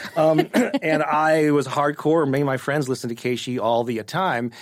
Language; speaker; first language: English; native; English